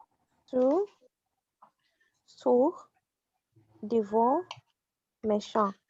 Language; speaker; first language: French; non-native, learner; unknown